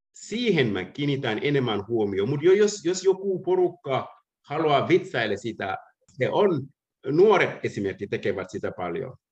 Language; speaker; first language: Finnish; non-native, fluent; Wolof